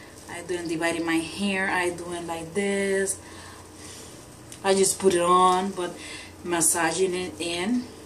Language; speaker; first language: English; non-native, learner; Spanish